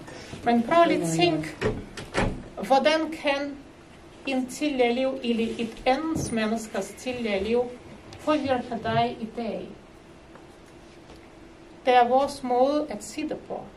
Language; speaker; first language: Danish; non-native, fluent; Russian